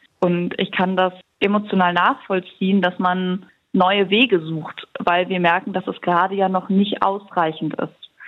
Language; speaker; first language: German; native; German